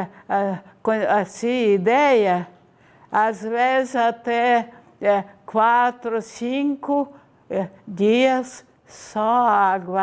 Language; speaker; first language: Portuguese; non-native, fluent; Ukrainian